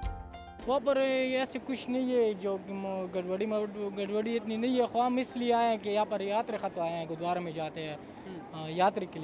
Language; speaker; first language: Hindi; early bilingual, heritage; Hindi